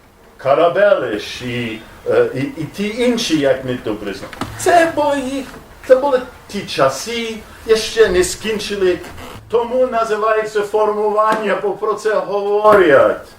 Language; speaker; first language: Ukrainian; non-native, learner; English